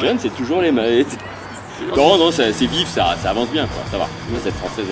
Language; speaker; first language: French; native; French